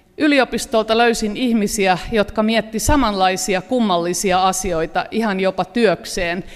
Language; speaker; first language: Finnish; native; Finnish